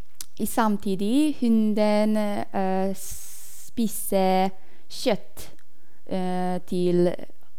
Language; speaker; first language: Norwegian; non-native, learner; German